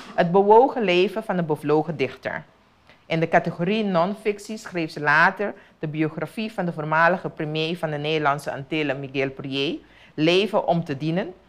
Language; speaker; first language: Dutch; non-native, local second language; Papiamento